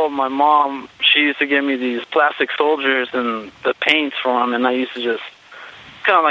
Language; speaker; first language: English; native; English